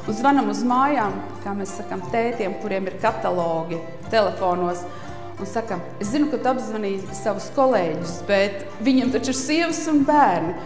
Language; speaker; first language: Latvian; native; Latvian